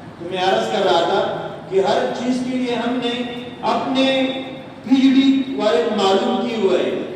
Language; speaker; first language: Urdu; non-native, local second language; Sindhi